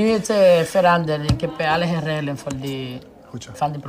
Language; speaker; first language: Dutch; non-native, learner; Spanish